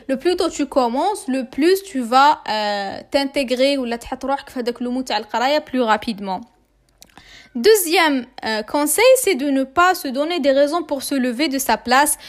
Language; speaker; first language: French; non-native, local second language; Arabic